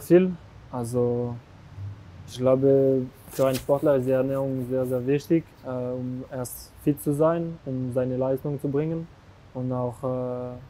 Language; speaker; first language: German; non-native, local second language; French